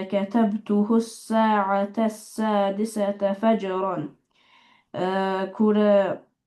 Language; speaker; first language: Arabic; non-native, learner; Albanian